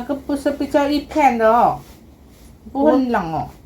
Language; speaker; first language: Chinese; non-native, learner; Indonesian